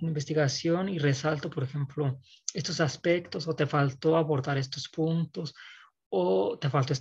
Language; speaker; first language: Spanish; native; Spanish